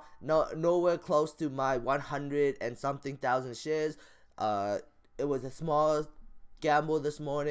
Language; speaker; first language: English; native; English